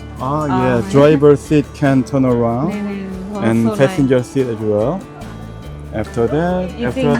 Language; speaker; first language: English; non-native, learner; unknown